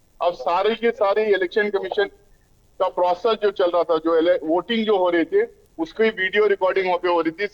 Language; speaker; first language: Hindi; non-native, local second language; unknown